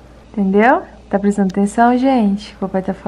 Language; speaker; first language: Portuguese; native; Portuguese